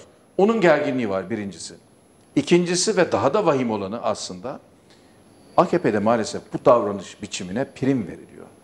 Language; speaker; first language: Turkish; native; Turkish